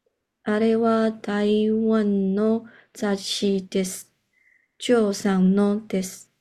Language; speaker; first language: Japanese; non-native, learner; Chinese